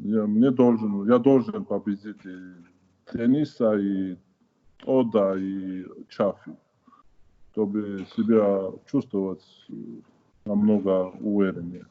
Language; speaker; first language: Russian; non-native, fluent; Georgian